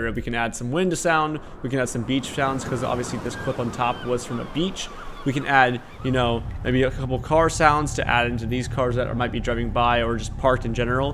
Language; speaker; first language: English; native; English